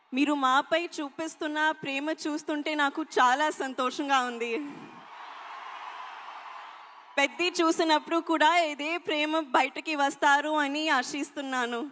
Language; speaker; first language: Telugu; non-native, learner; Hindi